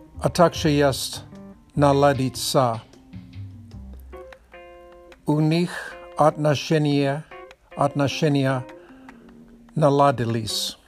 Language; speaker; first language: Russian; non-native, learner; English